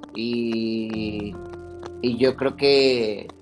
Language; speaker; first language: Spanish; native; Spanish